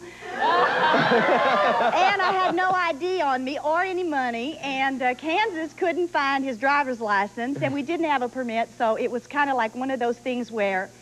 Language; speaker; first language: English; native; English